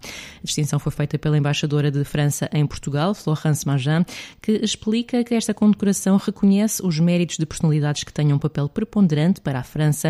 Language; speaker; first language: Portuguese; native; Portuguese